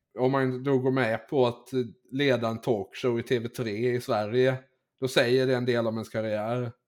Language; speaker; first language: Swedish; native; Swedish